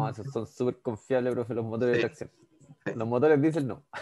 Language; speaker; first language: Spanish; native; Spanish